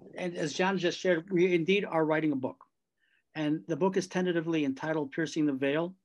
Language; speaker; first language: English; native; English